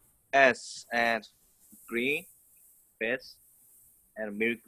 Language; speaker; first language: English; non-native, learner; Japanese